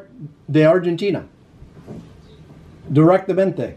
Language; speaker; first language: Spanish; non-native, learner; English